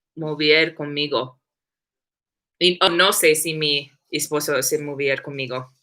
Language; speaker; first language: Spanish; non-native, learner; English